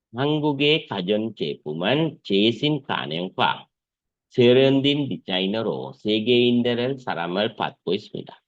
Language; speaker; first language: Korean; non-native, fluent; Sinhala